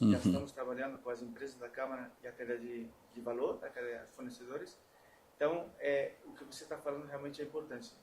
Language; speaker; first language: Portuguese; non-native, fluent; Spanish